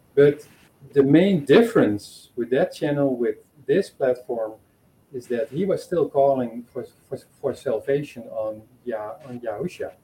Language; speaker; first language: English; non-native, fluent; Dutch